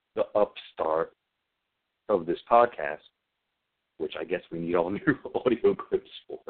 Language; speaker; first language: English; native; English